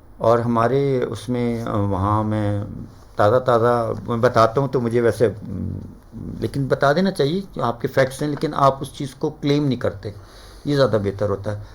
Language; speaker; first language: Urdu; native; Urdu